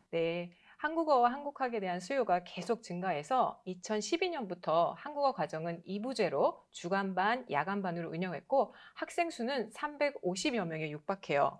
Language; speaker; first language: Korean; native; Korean